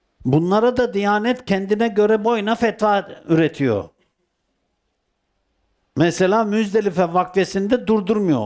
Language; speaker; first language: Turkish; native; Turkish